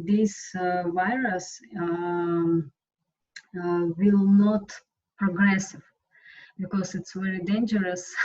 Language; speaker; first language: English; non-native, learner; Russian